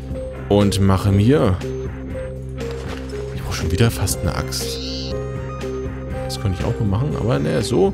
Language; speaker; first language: German; native; German